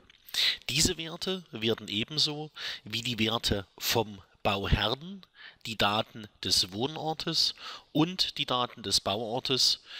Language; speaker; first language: German; native; German